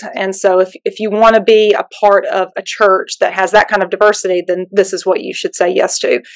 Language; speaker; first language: English; native; English